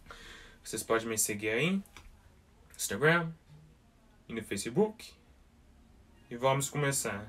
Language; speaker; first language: Portuguese; early bilingual, heritage; Portuguese